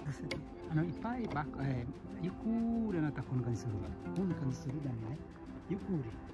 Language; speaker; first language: Japanese; non-native, learner; Portuguese